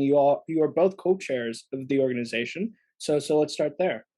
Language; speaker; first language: English; native; English